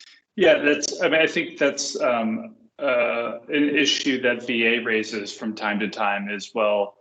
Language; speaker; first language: English; native; English